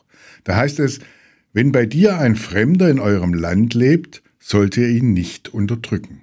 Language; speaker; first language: German; native; German